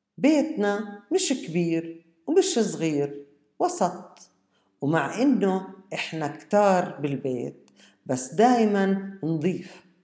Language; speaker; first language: Arabic; native; Arabic